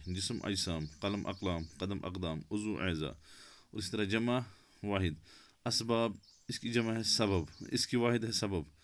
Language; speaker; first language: Urdu; non-native, local second language; Kashmiri